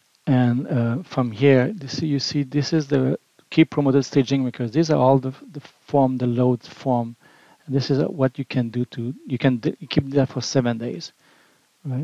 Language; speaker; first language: English; non-native, fluent; French